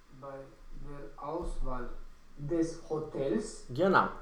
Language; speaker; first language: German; non-native, learner; Romanian